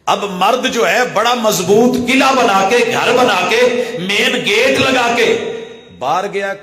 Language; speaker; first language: Urdu; non-native, local second language; Punjabi